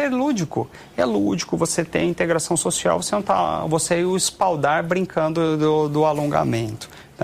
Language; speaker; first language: Portuguese; native; Portuguese